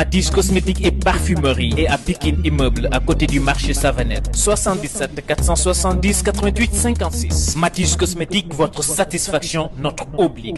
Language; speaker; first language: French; non-native, local second language; Wolof